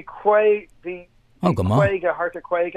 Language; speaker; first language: Irish; non-native, local second language; English